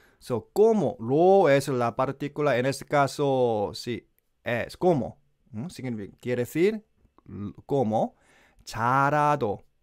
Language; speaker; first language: Spanish; non-native, learner; Korean